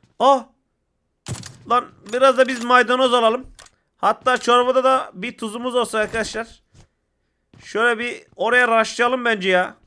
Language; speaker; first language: Turkish; native; Turkish